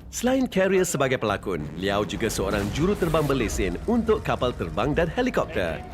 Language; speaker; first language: Malay; native; Malay